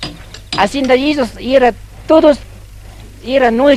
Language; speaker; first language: Spanish; non-native, local second language; Quechua